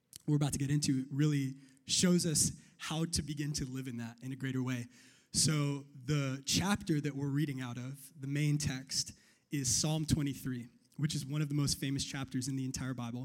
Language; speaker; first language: English; native; English